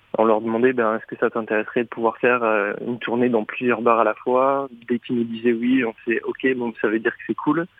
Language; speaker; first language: French; native; French